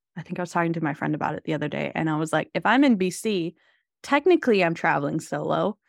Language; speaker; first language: English; native; English